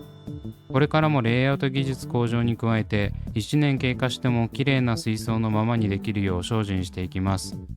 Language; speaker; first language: Japanese; native; Japanese